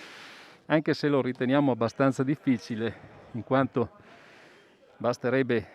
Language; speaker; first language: Italian; native; Italian